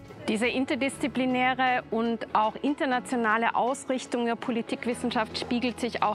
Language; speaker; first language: German; native; German